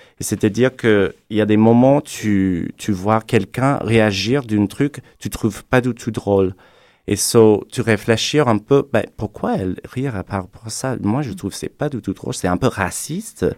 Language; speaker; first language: French; non-native, fluent; English